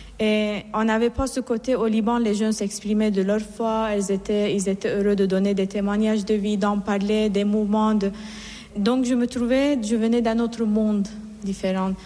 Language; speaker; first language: French; non-native, fluent; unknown